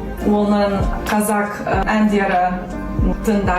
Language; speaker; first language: Kazakh; non-native, learner; Polish